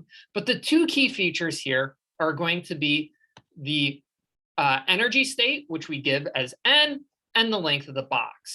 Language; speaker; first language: English; native; English